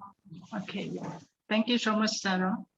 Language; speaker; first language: English; non-native, learner; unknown